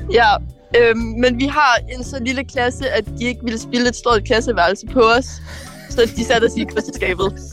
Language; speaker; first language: Danish; native; Danish